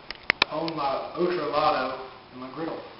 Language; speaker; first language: Spanish; non-native, learner; English